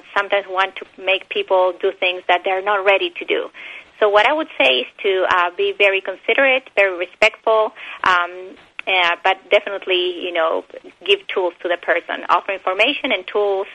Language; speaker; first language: English; non-native, fluent; Spanish